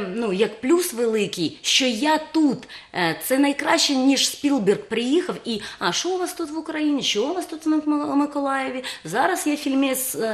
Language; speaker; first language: Ukrainian; native; Ukrainian